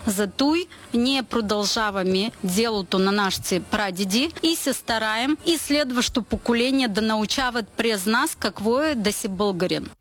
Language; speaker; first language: Bulgarian; early bilingual, heritage; Bulgarian